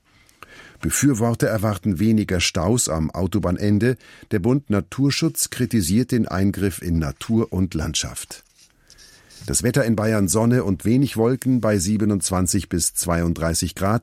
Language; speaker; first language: German; native; German